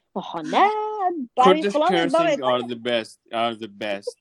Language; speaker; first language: English; non-native, fluent; Kurdish